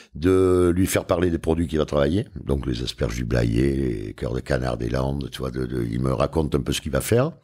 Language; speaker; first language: French; native; French